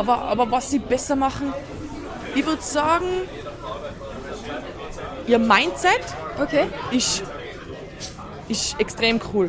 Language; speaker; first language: German; native; German